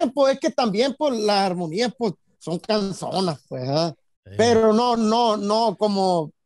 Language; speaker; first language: Spanish; early bilingual, heritage; Spanish